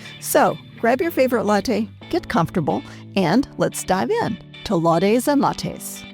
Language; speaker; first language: English; native; English